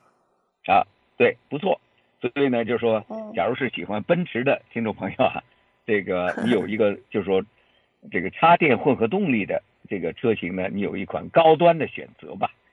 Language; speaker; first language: Chinese; native; Chinese